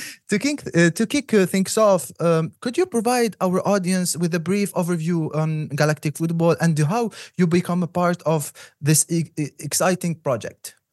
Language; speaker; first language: English; non-native, fluent; Arabic